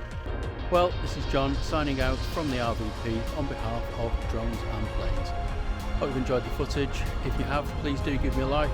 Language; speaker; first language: English; native; English